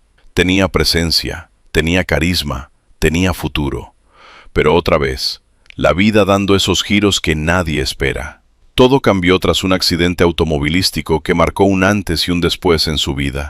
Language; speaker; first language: Spanish; native; Spanish